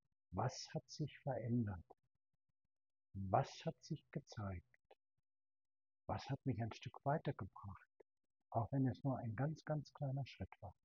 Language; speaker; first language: German; native; German